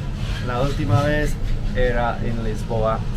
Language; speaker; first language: Spanish; non-native, learner; English